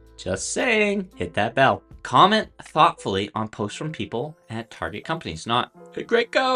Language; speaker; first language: English; native; English